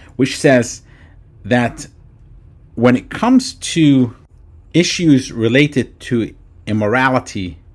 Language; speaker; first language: English; native; English